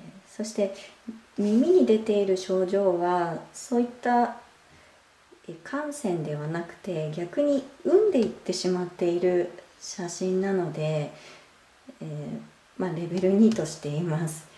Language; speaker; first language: Japanese; native; Japanese